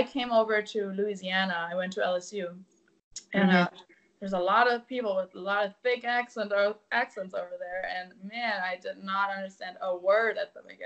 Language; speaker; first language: English; non-native, fluent; German